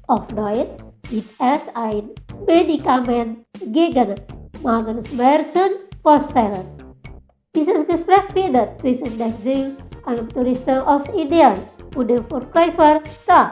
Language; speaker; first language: German; non-native, fluent; Indonesian